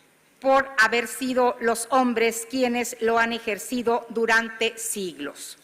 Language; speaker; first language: Spanish; native; Spanish